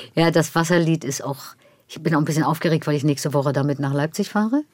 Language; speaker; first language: German; native; German